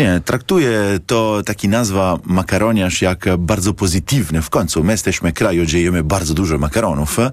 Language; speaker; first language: Polish; non-native, learner; Italian